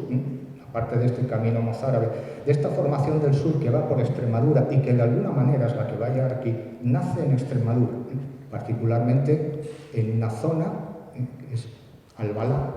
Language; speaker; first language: Spanish; native; Spanish